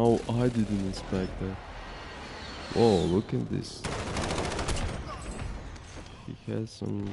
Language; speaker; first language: English; non-native, learner; Ukrainian